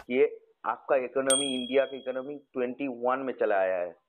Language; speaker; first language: Hindi; non-native, local second language; Bangla